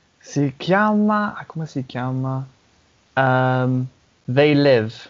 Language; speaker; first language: Italian; non-native, fluent; English